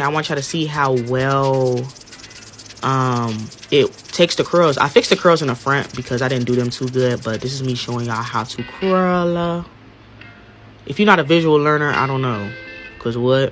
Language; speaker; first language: English; native; English